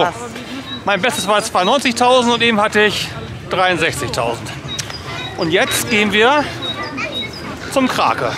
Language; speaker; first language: German; native; German